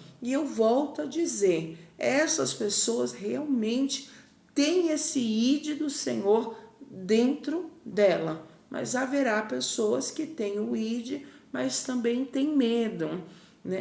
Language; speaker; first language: Portuguese; native; Portuguese